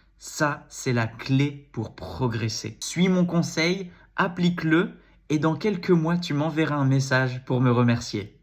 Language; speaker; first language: French; native; French